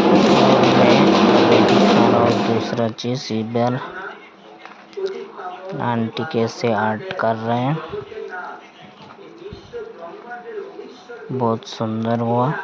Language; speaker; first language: Hindi; non-native, local second language; Bangla